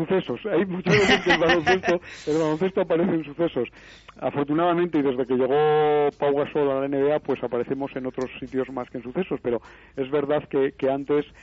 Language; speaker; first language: Spanish; native; Spanish